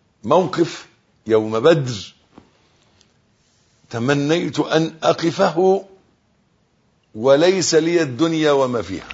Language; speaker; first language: Arabic; native; Arabic